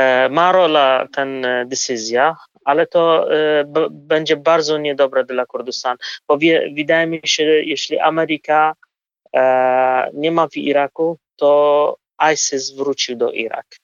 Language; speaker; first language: Polish; non-native, fluent; Kurdish